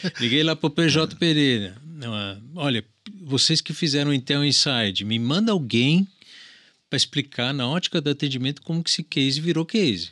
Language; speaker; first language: Portuguese; early bilingual, other home language; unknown